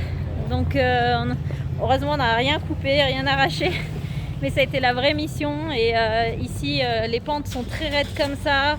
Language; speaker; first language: French; native; French